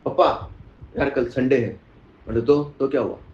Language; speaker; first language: Hindi; non-native, local second language; Marathi